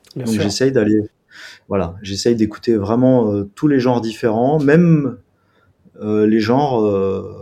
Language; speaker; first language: French; native; French